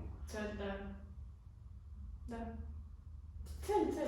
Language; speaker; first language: Russian; native; Russian